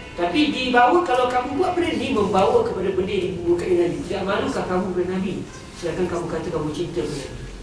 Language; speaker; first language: Malay; native; Malay